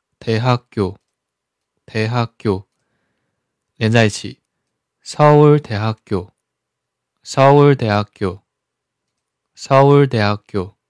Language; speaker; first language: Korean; non-native, fluent; Chinese